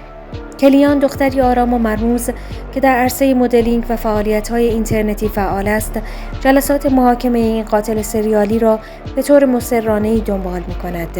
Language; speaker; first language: Persian; native; Persian